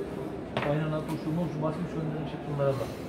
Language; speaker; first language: Turkish; native; Turkish